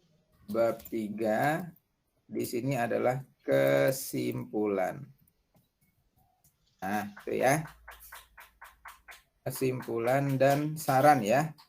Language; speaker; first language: Indonesian; native; Indonesian